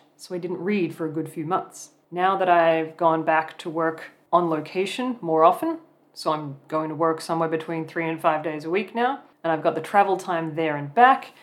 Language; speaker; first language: English; native; English